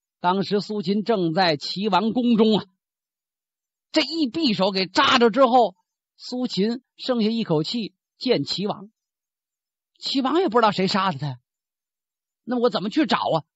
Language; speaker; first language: Chinese; native; Chinese